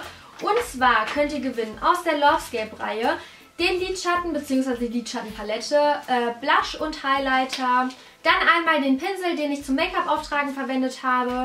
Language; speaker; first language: German; native; German